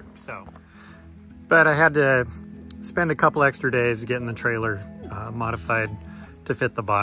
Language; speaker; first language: English; native; English